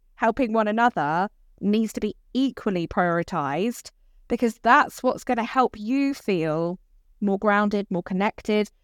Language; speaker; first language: English; native; English